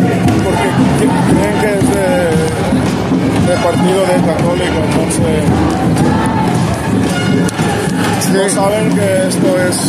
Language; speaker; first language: Spanish; early bilingual, heritage; Spanish